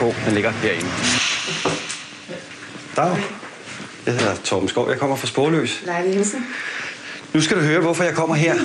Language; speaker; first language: Danish; native; Danish